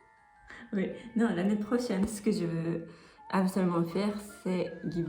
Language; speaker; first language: French; non-native, fluent; Japanese